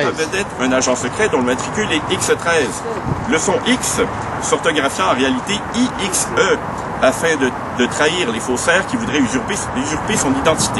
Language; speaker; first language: French; native; French